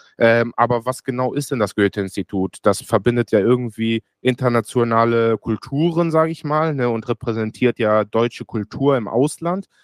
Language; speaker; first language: German; native; German